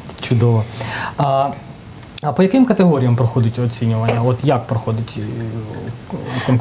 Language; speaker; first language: Ukrainian; native; Ukrainian